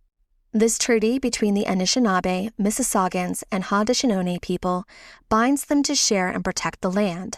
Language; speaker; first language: English; native; English